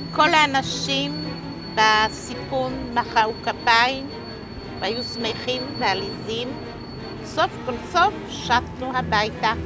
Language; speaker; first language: Hebrew; non-native, fluent; Polish